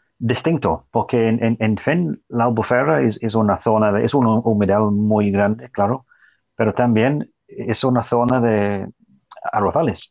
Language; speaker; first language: Spanish; non-native, fluent; English